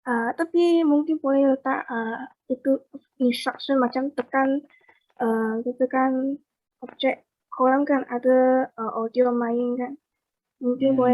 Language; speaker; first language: Malay; native; Malay